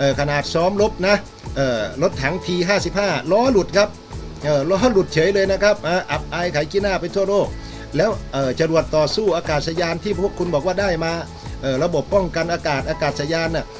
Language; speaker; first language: Thai; native; Thai